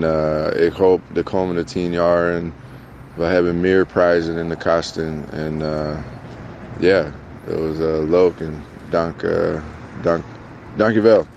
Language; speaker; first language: Dutch; non-native, learner; English